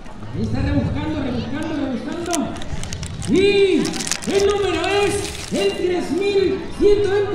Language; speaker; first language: Spanish; native; Spanish